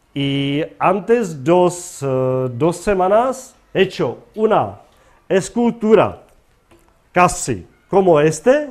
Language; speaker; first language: Spanish; non-native, learner; Czech